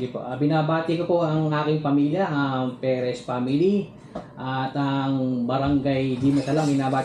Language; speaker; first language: Filipino; native; Filipino